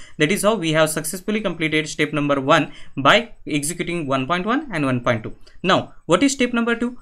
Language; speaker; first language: English; non-native, local second language; Marathi